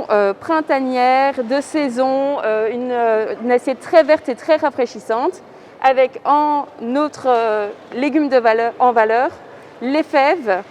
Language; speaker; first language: French; native; French